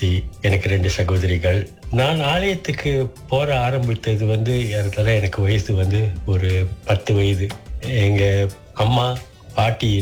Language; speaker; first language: Tamil; early bilingual, heritage; Tamil